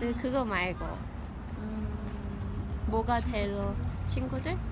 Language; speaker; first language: Korean; early bilingual, heritage; English